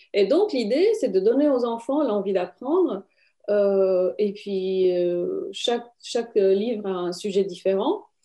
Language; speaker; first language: French; non-native, fluent; Romanian